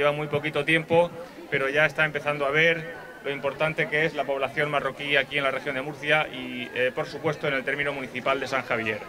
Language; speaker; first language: Spanish; native; Spanish